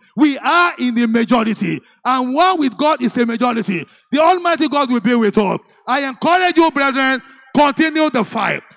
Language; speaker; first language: English; non-native, local second language; Yoruba